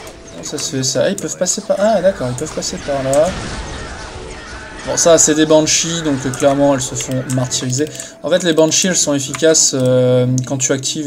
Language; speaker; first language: French; native; French